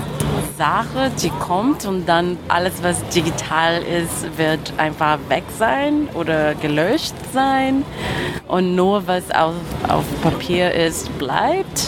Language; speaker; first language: German; non-native, fluent; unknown